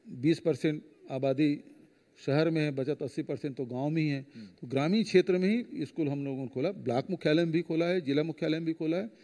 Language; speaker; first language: Hindi; native; Hindi